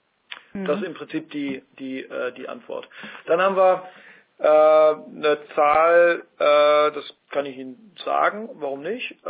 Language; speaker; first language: German; native; German